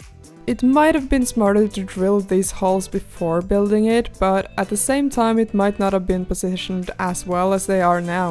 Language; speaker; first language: English; non-native, fluent; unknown